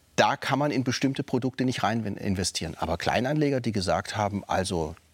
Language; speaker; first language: German; native; German